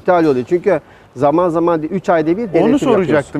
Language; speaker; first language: Turkish; native; Turkish